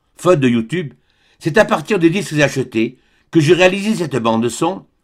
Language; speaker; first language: French; native; French